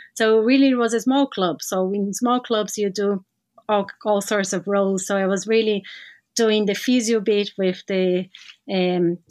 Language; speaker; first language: English; non-native, fluent; Portuguese